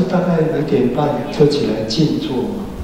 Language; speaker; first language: Chinese; native; Chinese